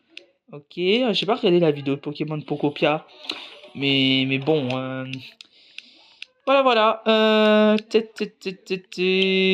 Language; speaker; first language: French; native; French